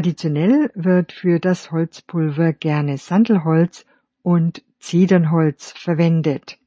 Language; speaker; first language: German; native; German